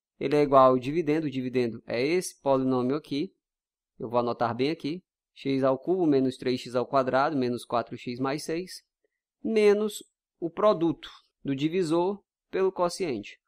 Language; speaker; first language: Portuguese; native; Portuguese